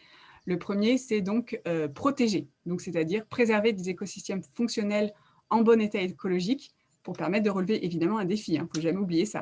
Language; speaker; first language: French; native; French